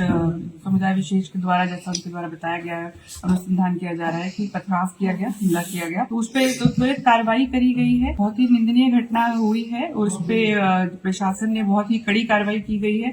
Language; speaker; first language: Hindi; native; Hindi